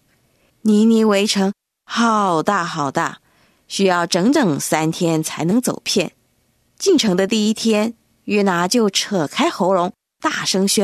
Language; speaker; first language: Chinese; native; Chinese